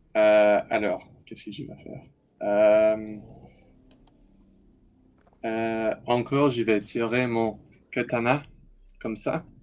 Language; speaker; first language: French; non-native, learner; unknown